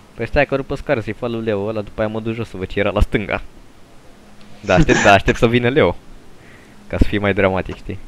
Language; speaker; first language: Romanian; native; Romanian